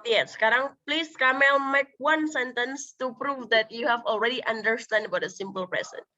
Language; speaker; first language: English; non-native, local second language; Indonesian